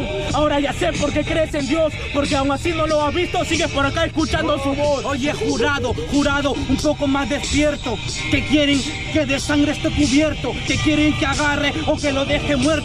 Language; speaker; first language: Spanish; native; Spanish